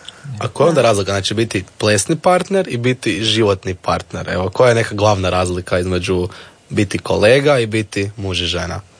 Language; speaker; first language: Serbian; native; Serbian